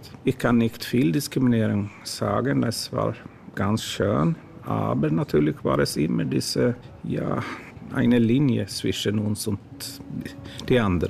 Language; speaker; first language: German; non-native, learner; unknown